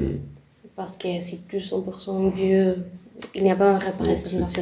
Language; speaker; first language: French; non-native, learner; Spanish